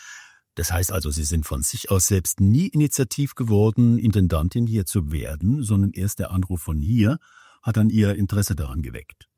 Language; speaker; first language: German; native; German